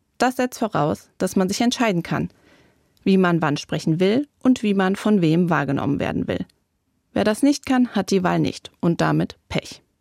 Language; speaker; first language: German; native; German